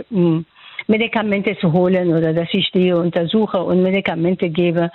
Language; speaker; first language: German; non-native, fluent; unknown